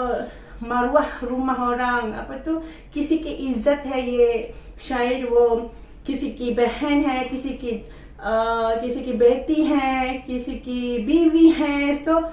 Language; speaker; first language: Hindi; non-native, learner; Malay